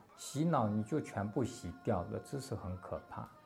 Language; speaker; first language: Chinese; non-native, local second language; Tibetan